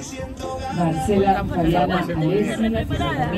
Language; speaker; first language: Spanish; native; Spanish